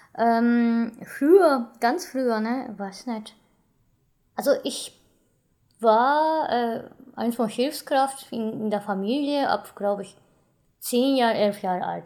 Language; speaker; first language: German; non-native, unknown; Japanese